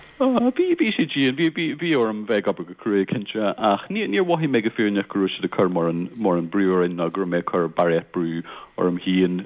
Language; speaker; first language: Irish; non-native, local second language; English